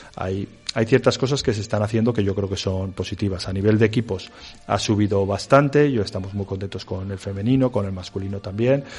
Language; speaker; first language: Spanish; native; Spanish